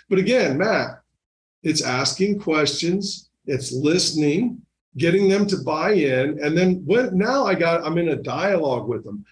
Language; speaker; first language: English; native; English